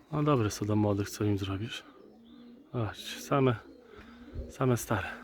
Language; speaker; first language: Polish; native; Polish